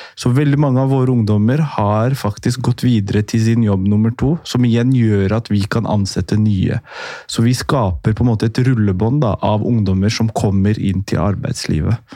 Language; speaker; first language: Norwegian; early bilingual, other home language; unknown